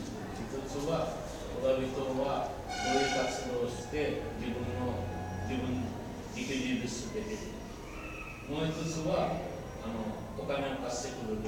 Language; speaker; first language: Japanese; non-native, learner; Bangla